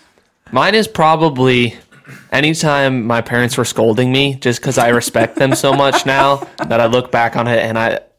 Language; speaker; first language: English; native; English